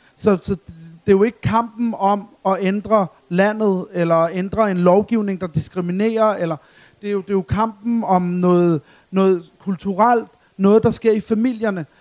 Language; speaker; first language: Danish; early bilingual, other home language; Arabic